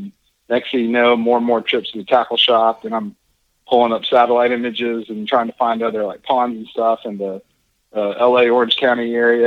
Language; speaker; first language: English; native; English